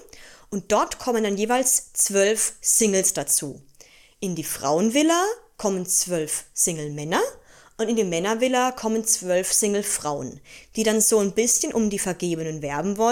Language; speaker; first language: German; native; German